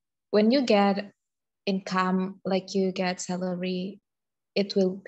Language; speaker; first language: English; non-native, learner; Indonesian